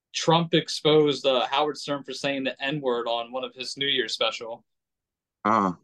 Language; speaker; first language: English; native; English